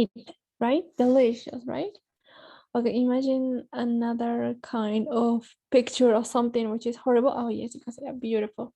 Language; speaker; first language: English; non-native, fluent; Spanish